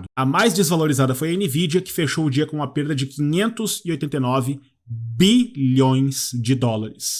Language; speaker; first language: Portuguese; native; Portuguese